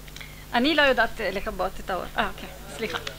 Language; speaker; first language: Hebrew; non-native, fluent; Italian